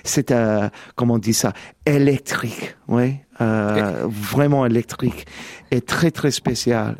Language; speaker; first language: French; non-native, learner; English